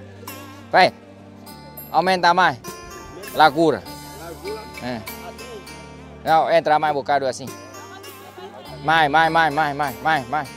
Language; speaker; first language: Portuguese; non-native, learner; Vietnamese